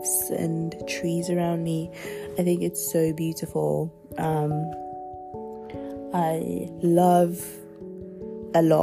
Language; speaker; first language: English; non-native, local second language; Yoruba